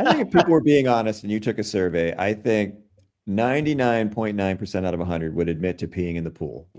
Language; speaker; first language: English; native; English